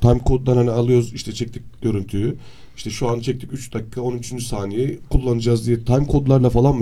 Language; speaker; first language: Turkish; native; Turkish